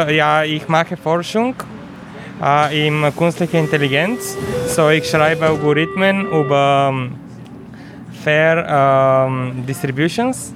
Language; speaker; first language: German; non-native, learner; Bulgarian